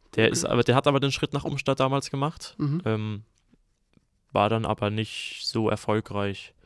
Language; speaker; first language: German; native; German